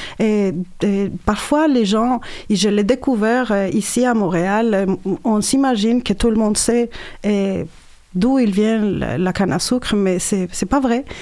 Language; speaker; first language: French; non-native, fluent; Spanish